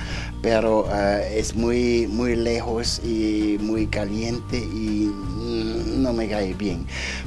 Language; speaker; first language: Spanish; non-native, learner; German